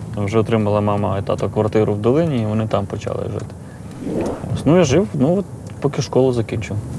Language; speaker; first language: Ukrainian; native; Ukrainian